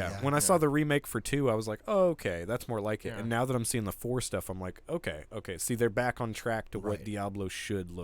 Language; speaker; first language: English; native; English